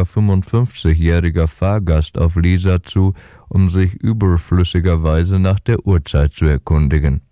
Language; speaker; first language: German; native; German